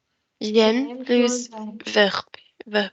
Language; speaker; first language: French; non-native, learner; Portuguese